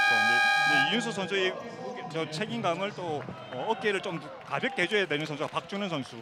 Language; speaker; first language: Korean; native; Korean